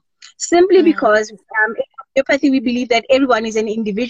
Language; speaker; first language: English; non-native, local second language; Tswana